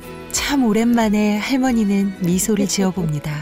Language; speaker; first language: Korean; native; Korean